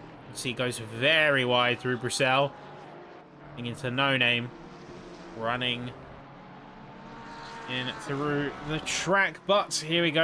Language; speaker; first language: English; native; English